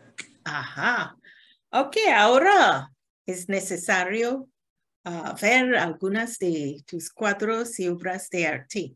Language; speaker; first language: Spanish; non-native, learner; English